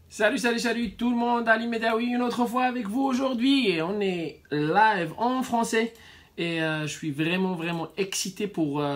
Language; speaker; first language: French; non-native, fluent; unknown